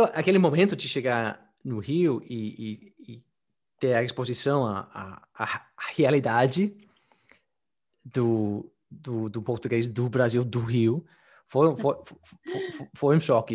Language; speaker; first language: Portuguese; non-native, fluent; English